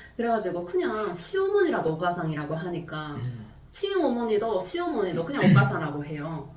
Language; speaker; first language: Korean; non-native, fluent; Japanese